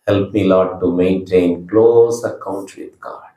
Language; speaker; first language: English; non-native, local second language; Tamil